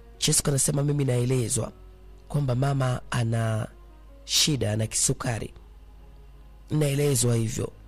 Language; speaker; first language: Swahili; native; Swahili